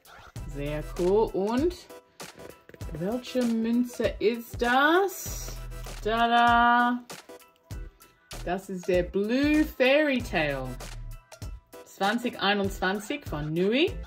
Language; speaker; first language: German; non-native, learner; English